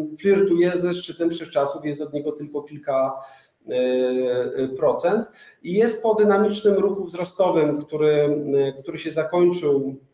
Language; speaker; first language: Polish; native; Polish